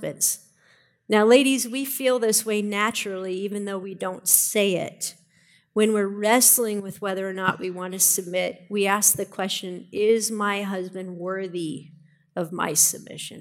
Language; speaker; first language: English; native; English